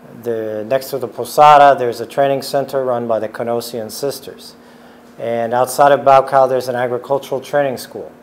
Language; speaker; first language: English; native; English